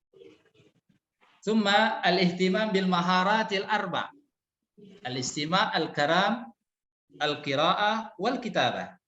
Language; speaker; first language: Arabic; non-native, fluent; Indonesian